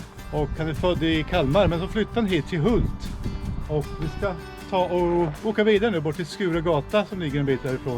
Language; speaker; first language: Swedish; native; Swedish